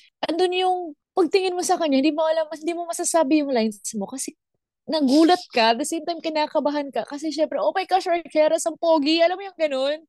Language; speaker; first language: Filipino; non-native, local second language; Cebuano